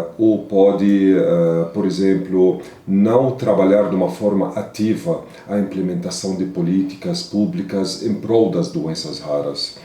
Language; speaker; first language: Portuguese; non-native, fluent; Arabic